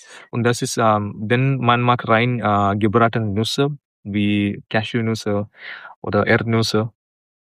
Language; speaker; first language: German; non-native, learner; Malayalam